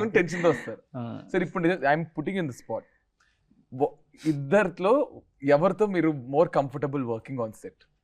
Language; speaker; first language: Telugu; native; Telugu